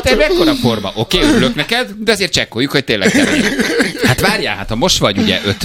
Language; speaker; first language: Hungarian; native; Hungarian